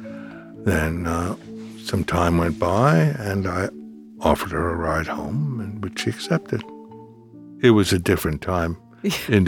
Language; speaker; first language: English; native; English